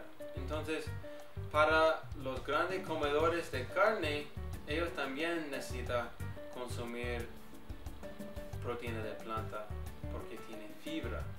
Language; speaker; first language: Spanish; early bilingual, heritage; English